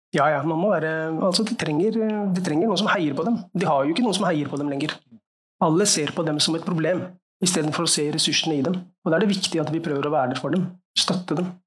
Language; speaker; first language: Norwegian; early bilingual, other home language; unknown